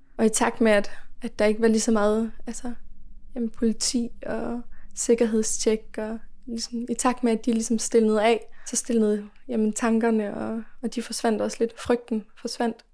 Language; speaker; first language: Danish; native; Danish